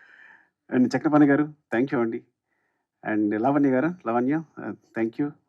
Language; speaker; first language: Telugu; native; Telugu